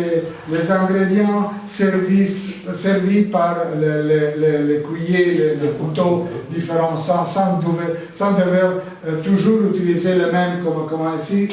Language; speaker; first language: French; non-native, learner; Italian